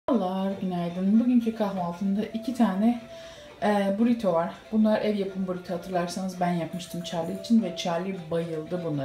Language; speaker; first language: Turkish; native; Turkish